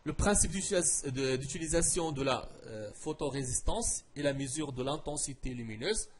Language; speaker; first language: French; non-native, local second language; Arabic